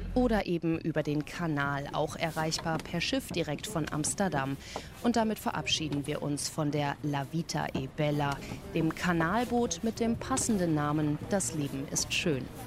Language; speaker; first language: German; native; German